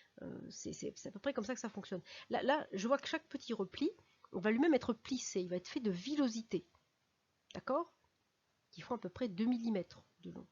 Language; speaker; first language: French; native; French